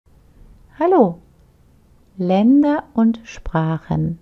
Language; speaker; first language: German; non-native, fluent; Turkish